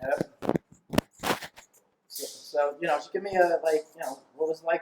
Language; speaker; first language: English; native; English